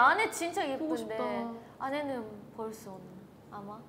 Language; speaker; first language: Korean; non-native, learner; Japanese